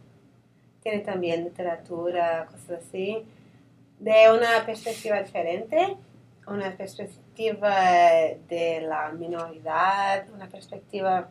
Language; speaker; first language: Spanish; non-native, fluent; English